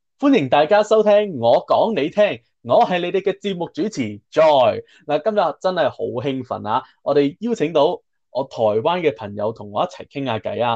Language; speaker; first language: Chinese; non-native, local second language; Cantonese